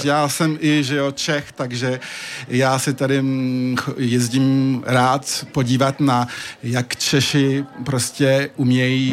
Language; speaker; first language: Czech; early bilingual, heritage; French